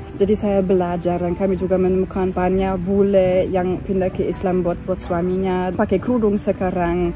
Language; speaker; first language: Indonesian; non-native, fluent; German